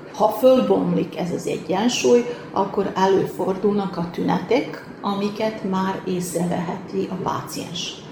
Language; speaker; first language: Hungarian; native; Hungarian